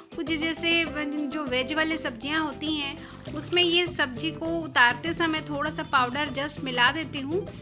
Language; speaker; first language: Hindi; non-native, local second language; Bangla